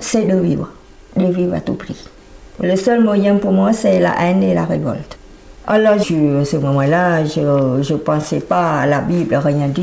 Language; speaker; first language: French; non-native, fluent; Khmer